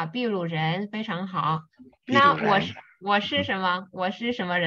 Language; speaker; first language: Chinese; non-native, fluent; Vietnamese